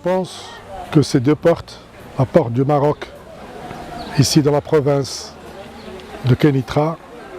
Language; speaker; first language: French; non-native, local second language; Arabic